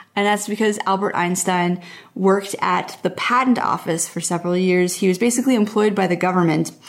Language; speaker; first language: English; native; English